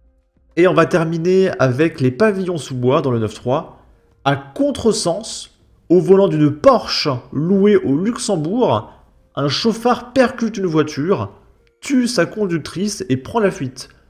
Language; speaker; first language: French; native; French